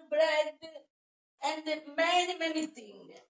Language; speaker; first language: English; non-native, learner; Italian